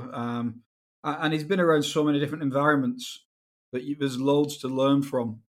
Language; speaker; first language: English; native; English